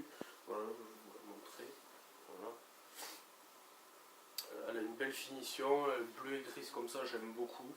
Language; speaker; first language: French; native; French